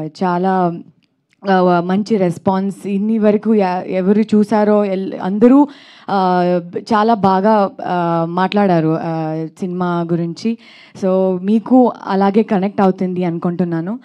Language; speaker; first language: Telugu; non-native, learner; Kannada